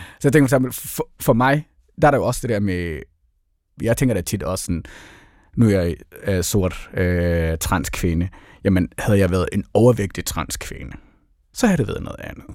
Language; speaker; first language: Danish; early bilingual, other home language; Somali